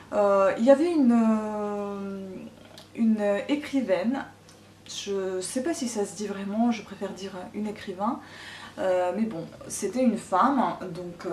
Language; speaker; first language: French; non-native, fluent; Russian